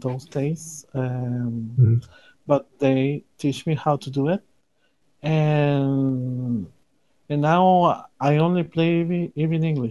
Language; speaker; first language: English; non-native, learner; Spanish